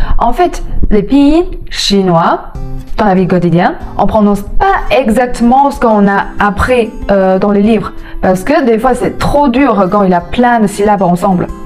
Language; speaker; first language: French; non-native, fluent; Chinese